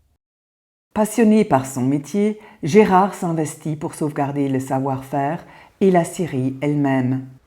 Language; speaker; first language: French; native; French